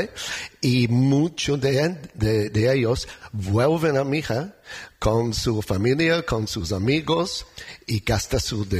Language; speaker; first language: Spanish; non-native, learner; English